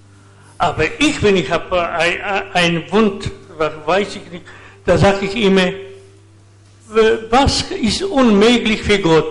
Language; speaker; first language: German; non-native, learner; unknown